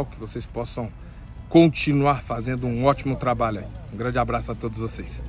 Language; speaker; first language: Portuguese; native; Portuguese